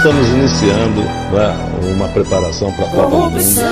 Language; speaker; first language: Portuguese; native; Portuguese